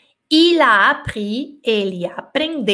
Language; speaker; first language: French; non-native, fluent; Portuguese